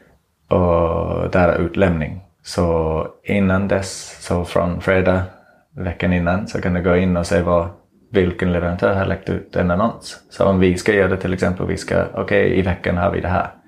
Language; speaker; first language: Swedish; non-native, fluent; English